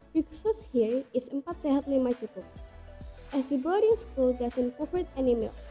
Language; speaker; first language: English; non-native, fluent; Indonesian